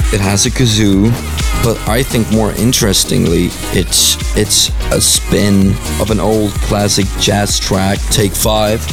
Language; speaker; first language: English; non-native, fluent; Swedish